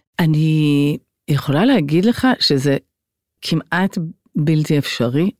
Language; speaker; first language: Hebrew; native; Hebrew